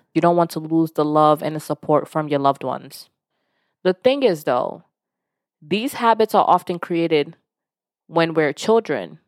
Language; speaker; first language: English; early bilingual, other home language; Yoruba